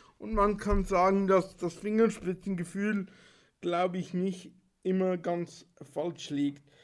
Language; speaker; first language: German; native; German